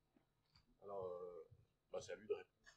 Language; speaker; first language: French; native; French